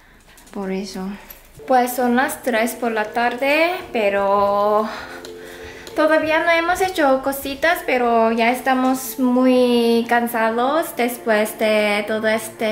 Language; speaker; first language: Spanish; non-native, fluent; Korean